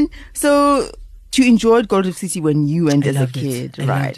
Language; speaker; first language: English; non-native, local second language; Xhosa